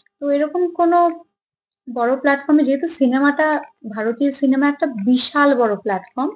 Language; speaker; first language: Bangla; native; Bangla